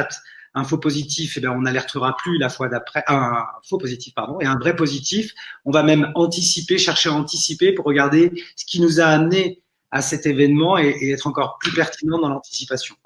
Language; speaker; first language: French; native; French